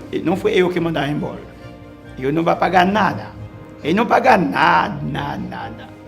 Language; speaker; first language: Portuguese; non-native, learner; Haitian Creole